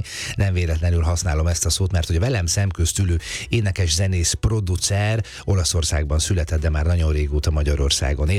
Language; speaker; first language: Hungarian; native; Hungarian